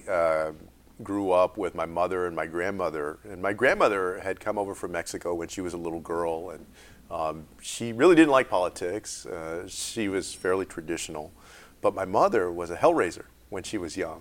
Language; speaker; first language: English; native; English